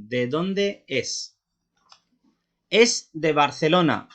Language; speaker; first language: Spanish; non-native, fluent; Urdu